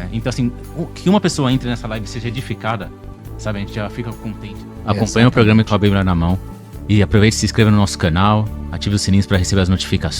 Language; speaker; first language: Portuguese; native; Portuguese